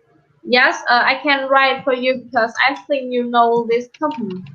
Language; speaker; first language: English; non-native, learner; Vietnamese